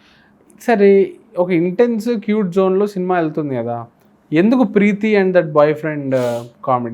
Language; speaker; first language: Telugu; native; Telugu